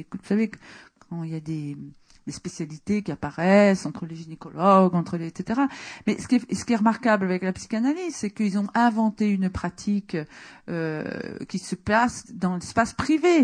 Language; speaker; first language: French; native; French